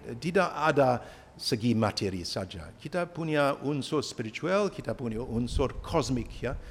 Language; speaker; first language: Malay; non-native, fluent; English